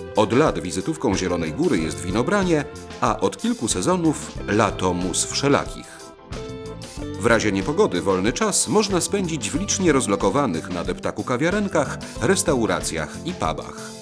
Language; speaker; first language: Polish; native; Polish